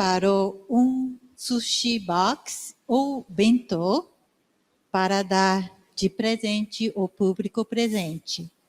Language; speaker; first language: Portuguese; non-native, learner; Japanese